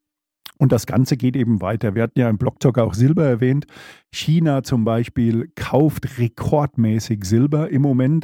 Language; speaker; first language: German; native; German